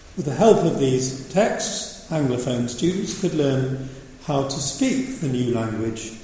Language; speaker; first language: English; native; English